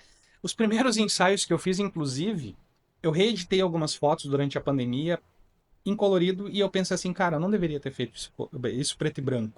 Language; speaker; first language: Portuguese; native; Portuguese